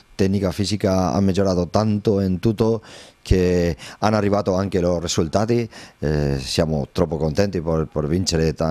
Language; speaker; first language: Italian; non-native, learner; Spanish